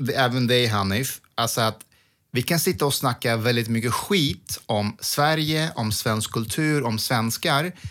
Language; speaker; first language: Swedish; early bilingual, other home language; Persian